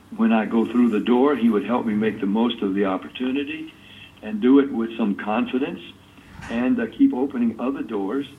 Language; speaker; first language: English; native; English